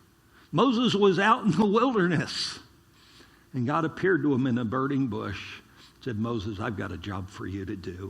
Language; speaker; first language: English; native; English